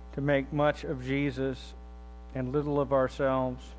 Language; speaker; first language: English; native; English